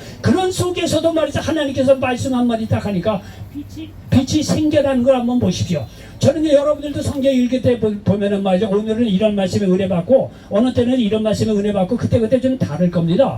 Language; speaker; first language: Korean; native; Korean